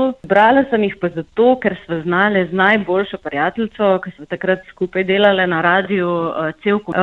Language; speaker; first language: Slovenian; native; Slovenian